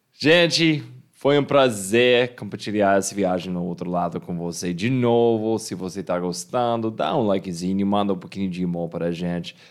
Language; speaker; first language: Portuguese; non-native, fluent; English